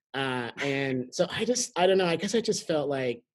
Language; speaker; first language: English; native; English